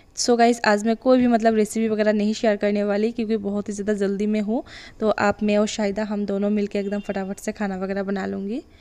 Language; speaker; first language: Hindi; non-native, local second language; Bangla